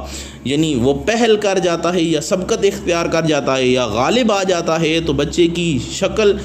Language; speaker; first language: Urdu; native; Urdu